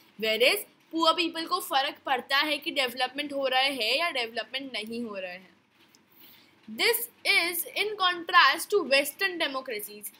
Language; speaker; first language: Hindi; native; Hindi